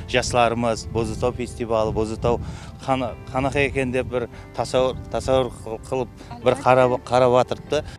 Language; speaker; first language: Uzbek; non-native, local second language; Kara-Kalpak